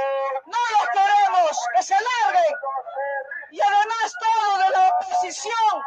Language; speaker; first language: Spanish; native; Spanish